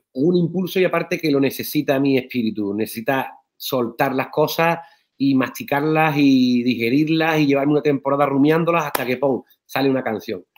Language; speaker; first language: Spanish; native; Spanish